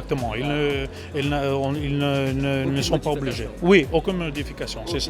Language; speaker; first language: French; non-native, fluent; Italian